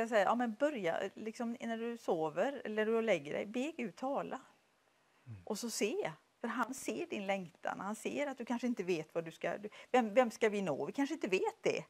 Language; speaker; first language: Swedish; native; Swedish